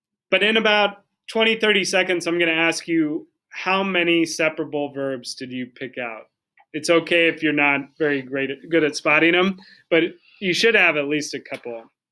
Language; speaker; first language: English; native; English